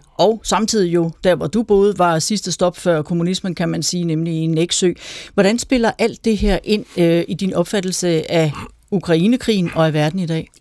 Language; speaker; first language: Danish; native; Danish